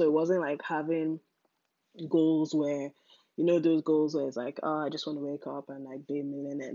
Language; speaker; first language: English; non-native, local second language; Yoruba